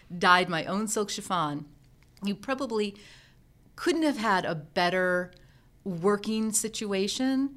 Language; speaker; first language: English; native; English